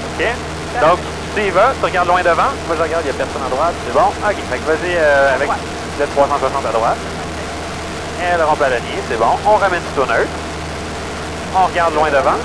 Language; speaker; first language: French; native; French